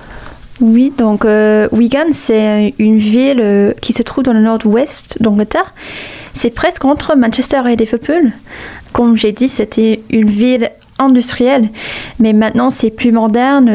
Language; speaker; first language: French; non-native, fluent; English